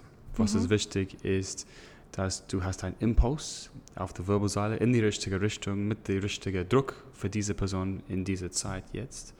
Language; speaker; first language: German; non-native, learner; English